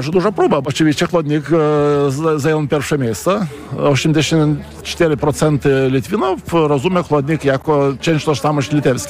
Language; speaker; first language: Polish; non-native, fluent; Lithuanian